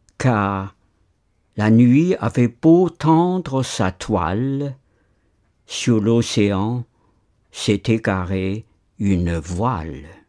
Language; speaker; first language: French; non-native, fluent; Chinese